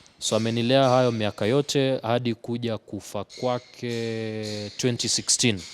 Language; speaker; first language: Swahili; native; Swahili